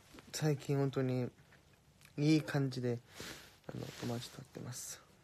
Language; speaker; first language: Japanese; non-native, fluent; Korean